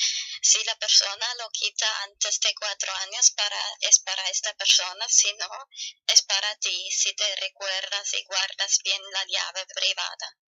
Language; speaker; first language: Spanish; non-native, fluent; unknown